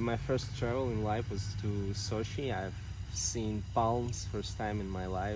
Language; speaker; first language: English; non-native, fluent; Russian